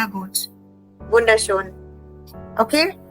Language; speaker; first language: German; non-native, fluent; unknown